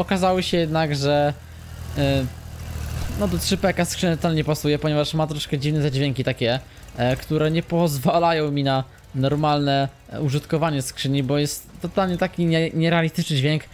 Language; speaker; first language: Polish; native; Polish